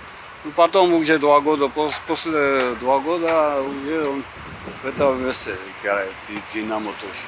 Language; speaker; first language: Russian; non-native, learner; Georgian